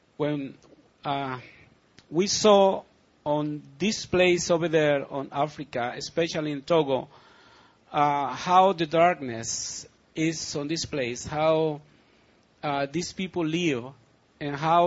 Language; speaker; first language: English; non-native, learner; Spanish